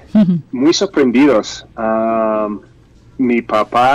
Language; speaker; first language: Spanish; non-native, fluent; English